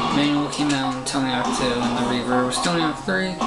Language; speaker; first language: English; native; English